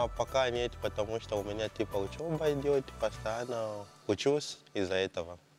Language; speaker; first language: Russian; non-native, fluent; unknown